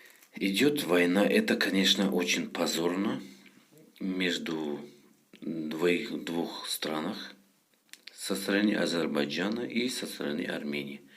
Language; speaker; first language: Russian; non-native, fluent; Tajik